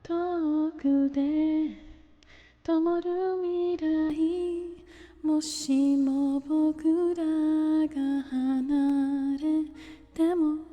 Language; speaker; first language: Japanese; non-native, learner; English